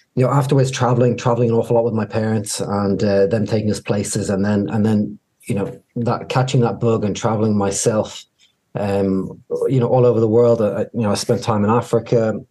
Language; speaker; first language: English; native; English